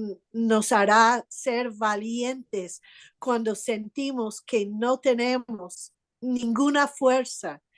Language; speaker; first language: Spanish; non-native, fluent; English